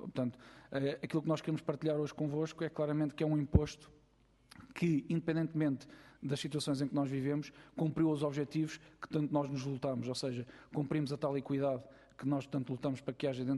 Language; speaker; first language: Portuguese; native; Portuguese